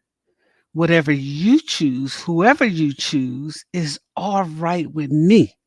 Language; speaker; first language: English; native; English